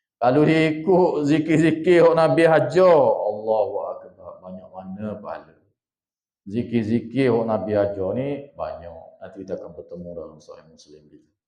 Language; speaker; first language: Malay; native; Malay